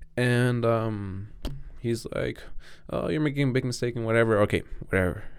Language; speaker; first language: English; non-native, fluent; Spanish